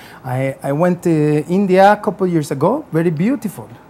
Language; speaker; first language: English; non-native, learner; Spanish